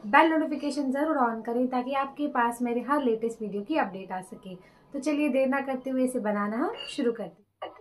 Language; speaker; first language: Hindi; non-native, local second language; Punjabi